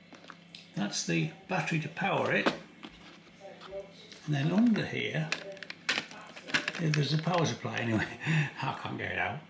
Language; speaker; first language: English; native; English